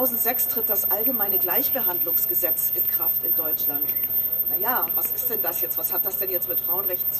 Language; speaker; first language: German; native; German